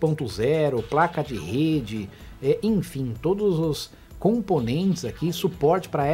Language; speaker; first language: Portuguese; native; Portuguese